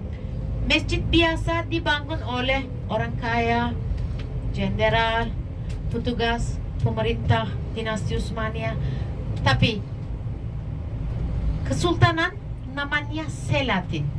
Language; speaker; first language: Indonesian; non-native, fluent; Turkish